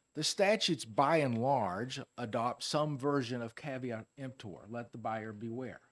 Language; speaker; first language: English; native; English